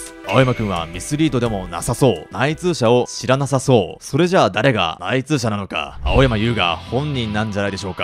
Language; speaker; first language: Japanese; native; Japanese